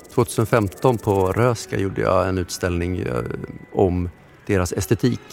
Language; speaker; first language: Swedish; native; Swedish